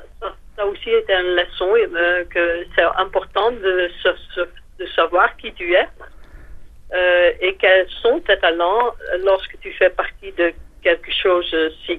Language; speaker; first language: French; non-native, fluent; Dutch